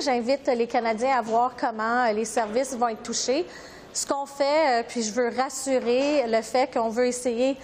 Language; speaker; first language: French; native; French